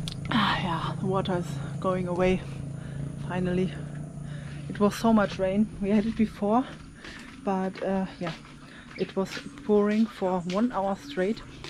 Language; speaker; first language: English; non-native, fluent; German